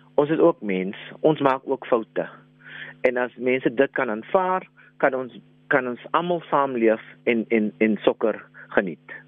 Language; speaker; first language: Afrikaans; non-native, local second language; English